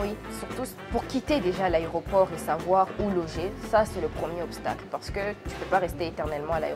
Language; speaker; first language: French; non-native, local second language; Rundi